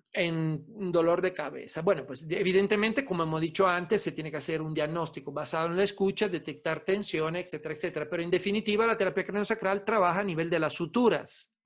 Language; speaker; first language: Spanish; non-native, fluent; Italian